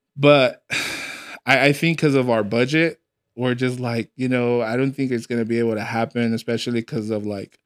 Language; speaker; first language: English; native; English